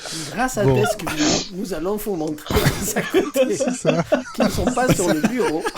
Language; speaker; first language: French; native; French